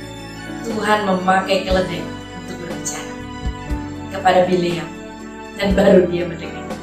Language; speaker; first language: Indonesian; native; Indonesian